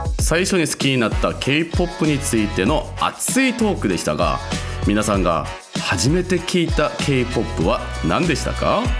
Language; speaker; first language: Japanese; non-native, local second language; Korean